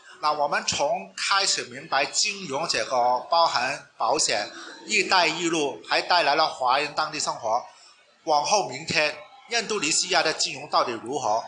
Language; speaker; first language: Chinese; non-native, local second language; Cantonese